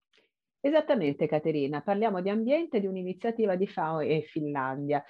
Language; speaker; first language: Italian; native; Italian